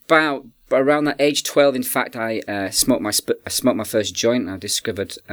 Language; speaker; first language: English; native; English